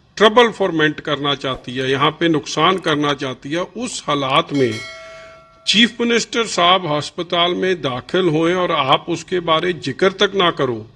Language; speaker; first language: Hindi; non-native, local second language; Punjabi